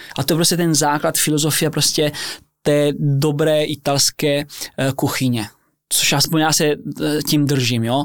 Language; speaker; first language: Czech; early bilingual, heritage; Czech